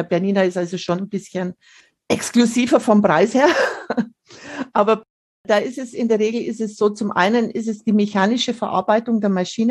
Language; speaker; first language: German; native; German